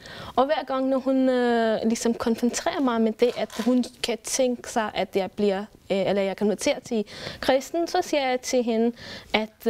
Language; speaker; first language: Danish; non-native, fluent; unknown